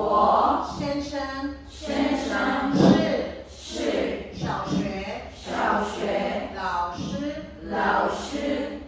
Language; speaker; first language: Chinese; non-native, fluent; Filipino